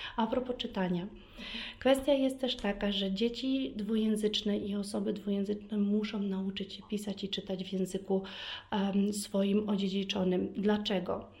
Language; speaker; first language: Polish; early bilingual, heritage; Polish